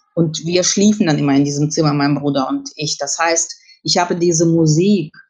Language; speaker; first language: German; early bilingual, other home language; Russian